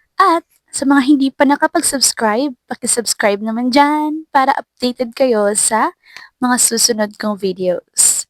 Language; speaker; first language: Filipino; non-native, local second language; Cebuano